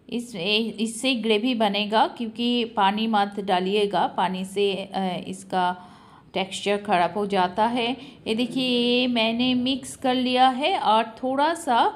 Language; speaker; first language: Hindi; non-native, local second language; Bangla